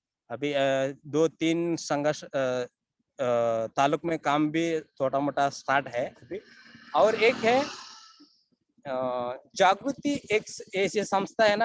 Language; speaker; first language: Hindi; non-native, local second language; Kannada